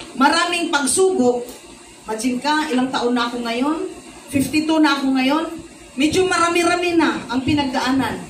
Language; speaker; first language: Filipino; non-native, local second language; Cebuano